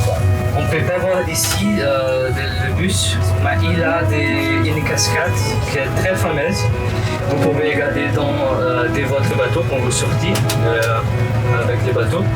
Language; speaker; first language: French; non-native, learner; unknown